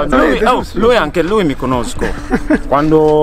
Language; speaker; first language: Italian; non-native, learner; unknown